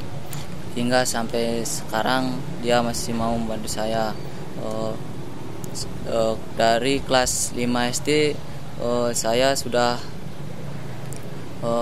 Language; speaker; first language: Indonesian; non-native, local second language; Balinese